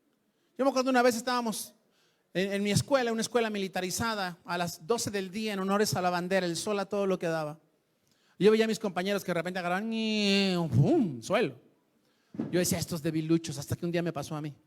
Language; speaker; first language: Spanish; native; Spanish